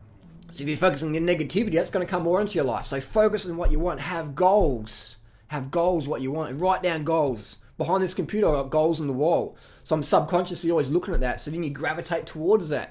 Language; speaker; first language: English; native; English